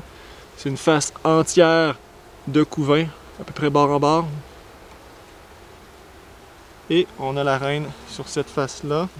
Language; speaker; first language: French; native; French